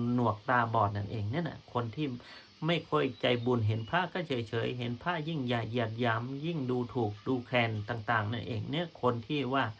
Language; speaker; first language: Thai; native; Thai